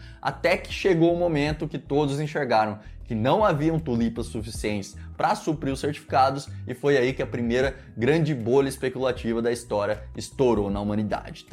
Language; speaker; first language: Portuguese; native; Portuguese